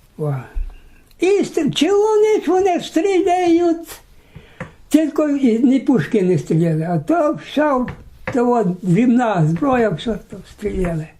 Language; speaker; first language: Ukrainian; native; Ukrainian